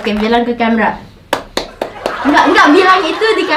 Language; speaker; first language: Indonesian; non-native, local second language; English